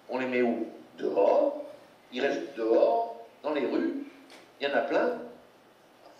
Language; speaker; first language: French; native; French